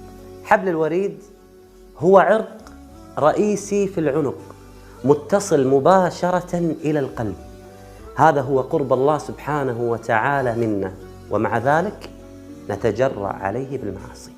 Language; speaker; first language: Arabic; native; Arabic